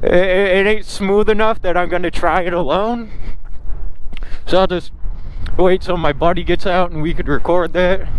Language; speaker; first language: English; native; English